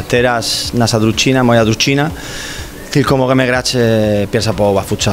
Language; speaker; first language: Polish; non-native, learner; Spanish